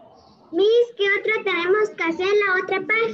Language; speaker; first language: Spanish; native; Spanish